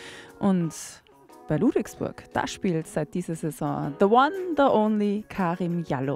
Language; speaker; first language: German; native; German